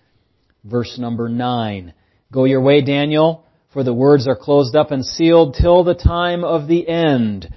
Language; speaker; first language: English; native; English